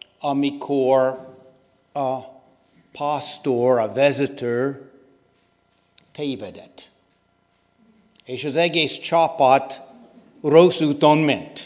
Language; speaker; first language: Hungarian; non-native, learner; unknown